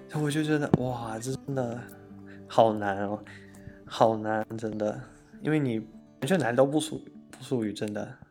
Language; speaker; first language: Chinese; non-native, fluent; Russian